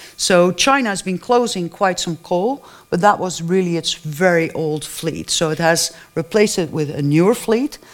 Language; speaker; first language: English; non-native, fluent; Dutch